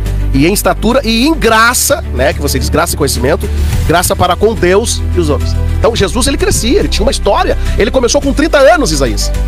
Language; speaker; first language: Portuguese; native; Portuguese